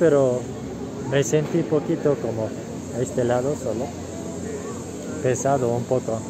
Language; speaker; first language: Spanish; non-native, learner; Turkish